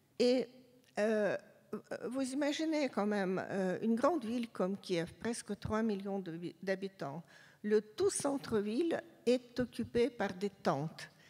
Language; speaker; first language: French; non-native, fluent; Russian